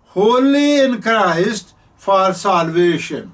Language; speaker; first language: English; non-native, local second language; Punjabi